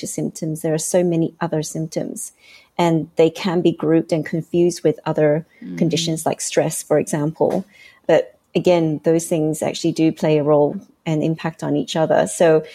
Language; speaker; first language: English; non-native, local second language; Cantonese